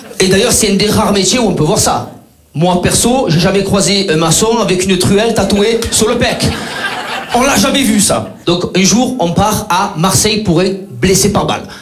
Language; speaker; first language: French; native; French